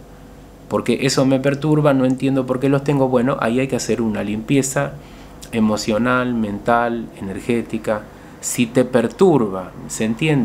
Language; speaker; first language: Spanish; native; Spanish